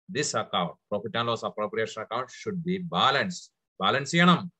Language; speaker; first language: English; non-native, local second language; Malayalam